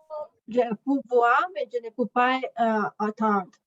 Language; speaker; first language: French; non-native, learner; Spanish